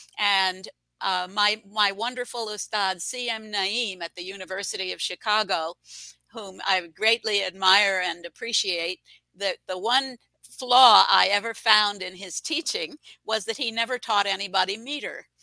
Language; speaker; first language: English; native; English